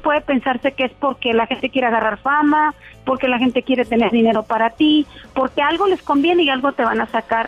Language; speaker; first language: Spanish; native; Spanish